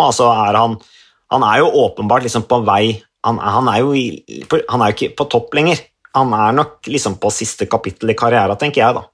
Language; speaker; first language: Norwegian; native; Norwegian